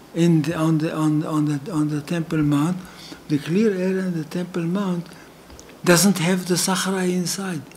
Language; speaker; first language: English; non-native, fluent; Hebrew